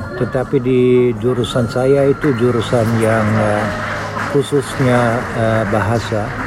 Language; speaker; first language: Indonesian; non-native, fluent; German